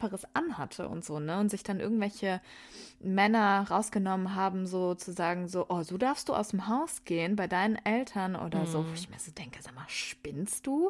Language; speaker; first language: German; early bilingual, other home language; Persian